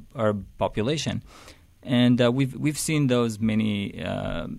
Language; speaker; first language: English; non-native, fluent; Arabic